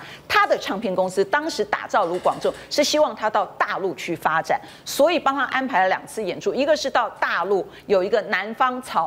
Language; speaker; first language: Chinese; native; Chinese